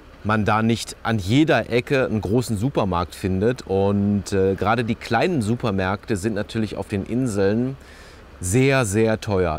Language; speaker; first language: German; native; German